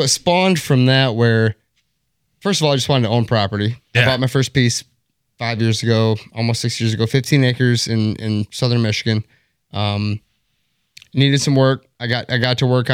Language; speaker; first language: English; native; English